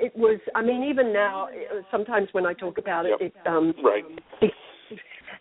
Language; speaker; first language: English; native; English